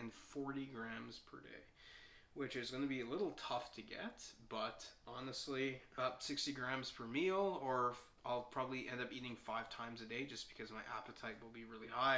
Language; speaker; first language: English; native; English